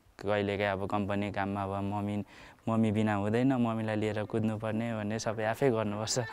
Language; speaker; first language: Nepali; native; Nepali